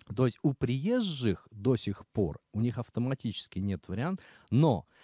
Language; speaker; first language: Russian; native; Russian